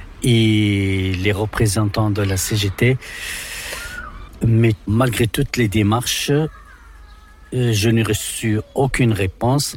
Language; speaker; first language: French; non-native, local second language; Arabic